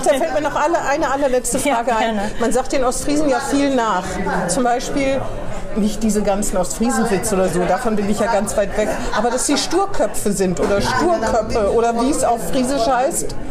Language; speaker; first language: German; native; German